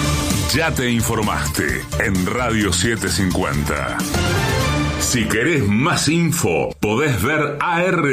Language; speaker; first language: Spanish; native; Spanish